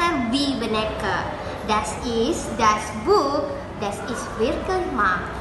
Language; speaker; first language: German; non-native, learner; Indonesian